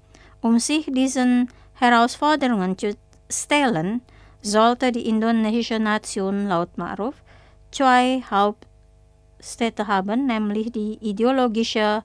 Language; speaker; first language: German; non-native, fluent; Indonesian